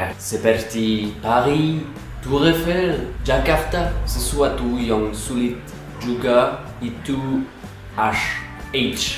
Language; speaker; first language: Indonesian; non-native, learner; French